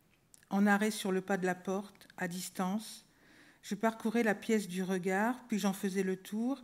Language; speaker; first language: French; native; French